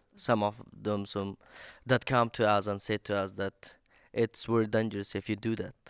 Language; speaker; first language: English; non-native, learner; Persian